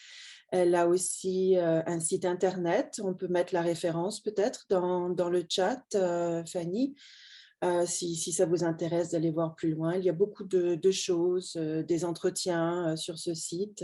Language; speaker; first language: French; native; French